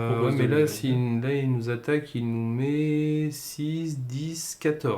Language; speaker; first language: French; native; French